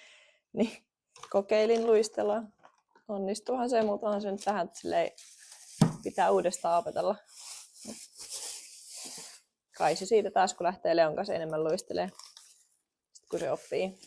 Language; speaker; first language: Finnish; native; Finnish